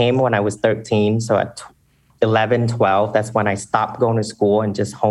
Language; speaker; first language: English; non-native, fluent; Vietnamese